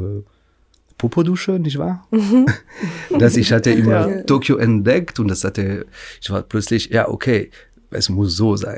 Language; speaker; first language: German; non-native, fluent; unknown